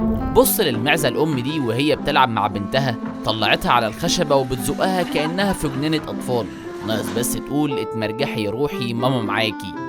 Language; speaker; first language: Arabic; native; Arabic